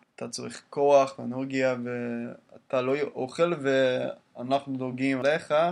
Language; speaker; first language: Hebrew; non-native, learner; English